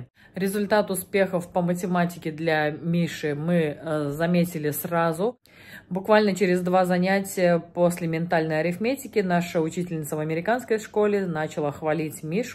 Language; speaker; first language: Russian; native; Russian